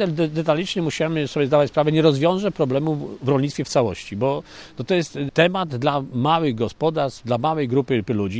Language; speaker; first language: Polish; native; Polish